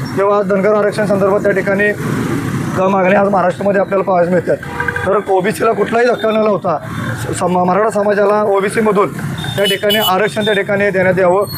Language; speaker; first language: Marathi; native; Marathi